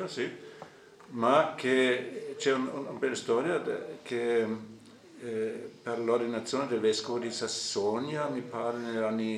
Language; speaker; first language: Italian; non-native, fluent; German